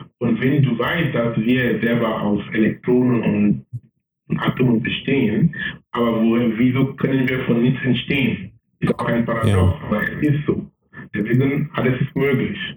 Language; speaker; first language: German; non-native, fluent; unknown